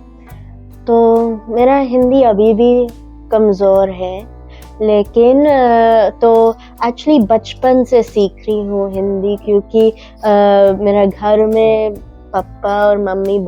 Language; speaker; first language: Hindi; early bilingual, heritage; English